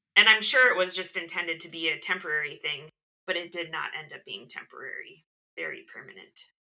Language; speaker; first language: English; native; English